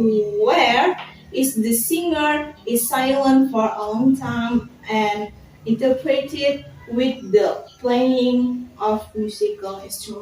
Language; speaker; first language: English; non-native, learner; Indonesian